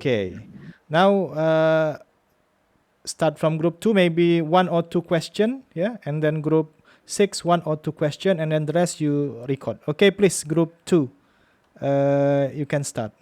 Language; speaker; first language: English; non-native, fluent; Indonesian